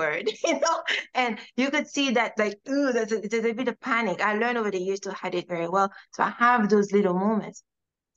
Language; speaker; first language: English; non-native, fluent; French